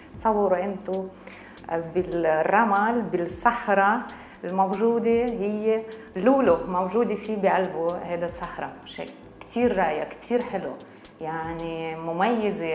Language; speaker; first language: Arabic; non-native, fluent; Russian